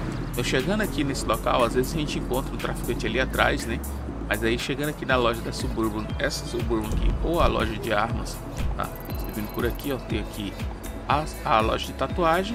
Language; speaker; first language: Portuguese; native; Portuguese